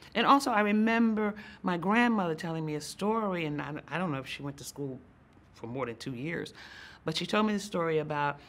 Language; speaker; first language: English; native; English